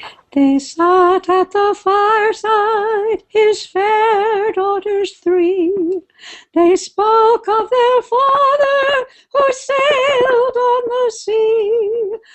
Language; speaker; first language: English; native; English